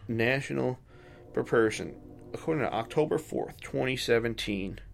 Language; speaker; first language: English; native; English